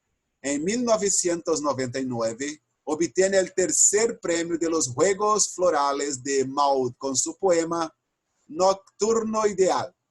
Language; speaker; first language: Spanish; non-native, fluent; Portuguese